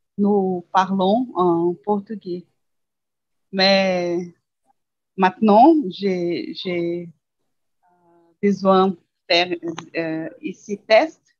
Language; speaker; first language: French; non-native, learner; Portuguese